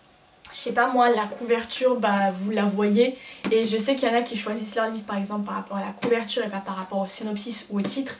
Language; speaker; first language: French; native; French